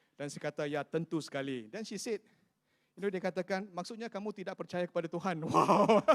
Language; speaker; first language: Malay; non-native, local second language; Chinese